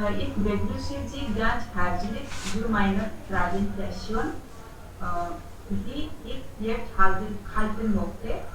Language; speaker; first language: German; non-native, learner; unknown